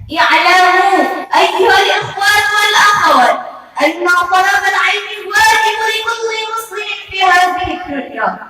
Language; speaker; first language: Arabic; non-native, learner; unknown